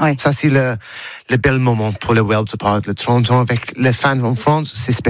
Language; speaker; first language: French; non-native, learner; English